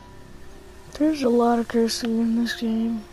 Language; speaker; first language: English; native; English